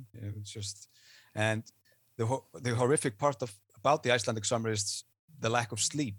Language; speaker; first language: English; non-native, fluent; Icelandic